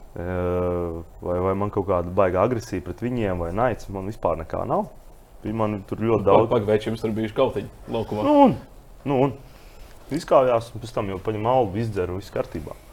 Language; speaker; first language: Latvian; native; Latvian